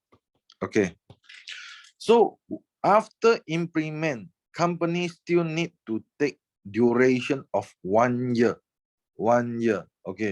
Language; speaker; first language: English; non-native, fluent; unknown